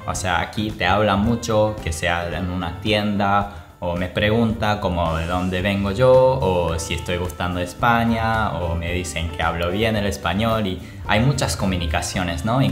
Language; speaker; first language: Spanish; non-native, learner; Japanese